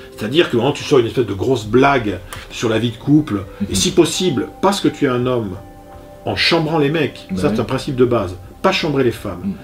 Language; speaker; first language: French; native; French